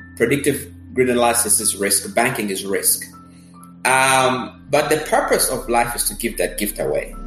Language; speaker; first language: English; early bilingual, other home language; Kinyarwanda